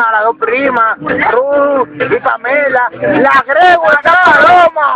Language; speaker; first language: Spanish; native; Spanish